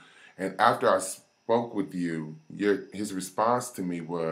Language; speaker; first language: English; native; English